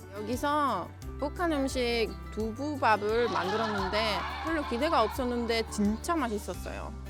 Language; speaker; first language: Korean; non-native, fluent; Finnish